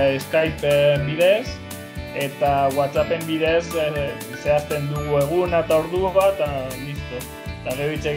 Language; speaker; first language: Basque; non-native, local second language; Spanish